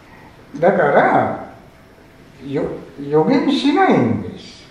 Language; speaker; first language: Japanese; non-native, fluent; Sinhala